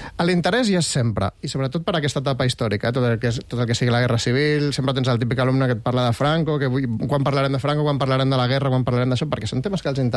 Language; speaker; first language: Catalan; native; Catalan